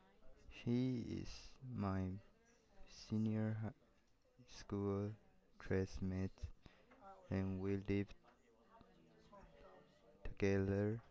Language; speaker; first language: English; non-native, learner; Chinese